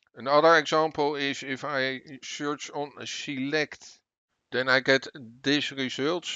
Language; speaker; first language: English; non-native, fluent; Dutch